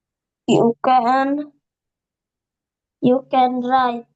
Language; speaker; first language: English; non-native, learner; Indonesian